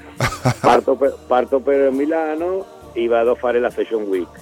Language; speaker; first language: Italian; non-native, fluent; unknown